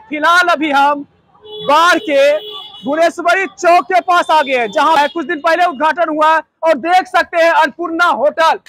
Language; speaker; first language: Hindi; native; Hindi